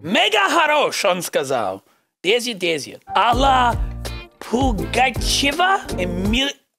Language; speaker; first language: Russian; non-native, learner; English